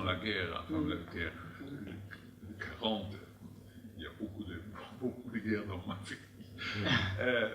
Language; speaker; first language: French; non-native, fluent; Dutch